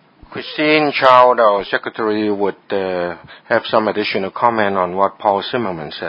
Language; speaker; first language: English; non-native, local second language; Cantonese